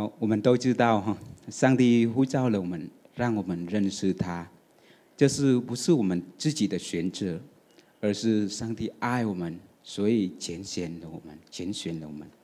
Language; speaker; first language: Chinese; non-native, fluent; Vietnamese